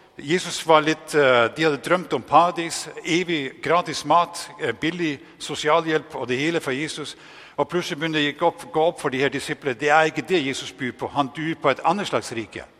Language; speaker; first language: Norwegian; native; Norwegian